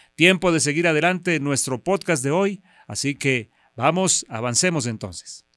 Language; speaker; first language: Spanish; native; Spanish